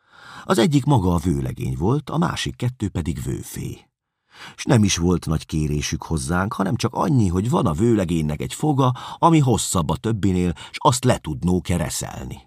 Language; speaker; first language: Hungarian; native; Hungarian